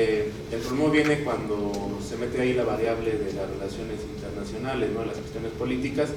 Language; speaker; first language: Spanish; native; Spanish